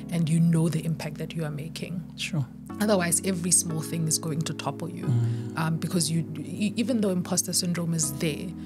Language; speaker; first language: English; non-native, local second language; Zulu